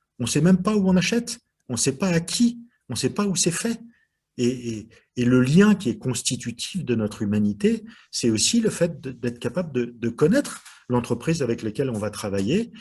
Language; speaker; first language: French; native; French